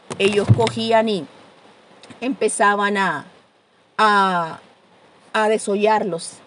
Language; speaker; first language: Spanish; native; Spanish